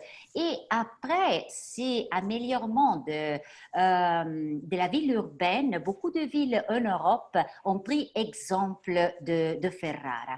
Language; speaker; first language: French; non-native, fluent; Italian